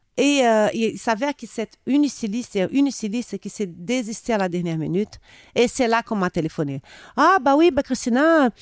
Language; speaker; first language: French; non-native, fluent; Portuguese